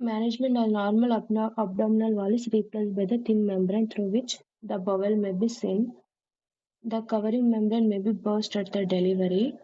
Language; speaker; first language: English; non-native, local second language; Kannada